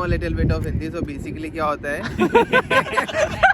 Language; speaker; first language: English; non-native, local second language; Hindi